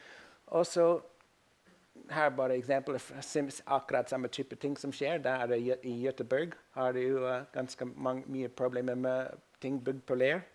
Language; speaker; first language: Norwegian; non-native, fluent; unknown